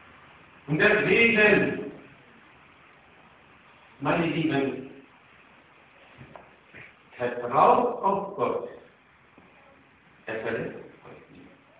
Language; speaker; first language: German; non-native, fluent; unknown